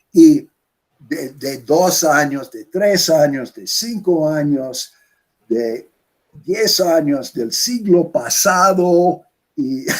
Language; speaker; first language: Spanish; non-native, fluent; English